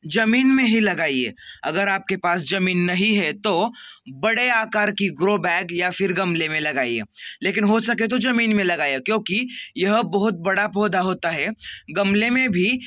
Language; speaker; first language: Hindi; non-native, local second language; Marathi